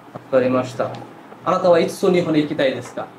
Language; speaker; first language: Japanese; non-native, fluent; Bangla